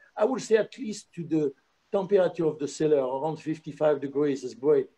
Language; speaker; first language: English; non-native, fluent; French